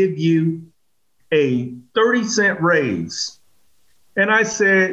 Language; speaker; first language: English; native; English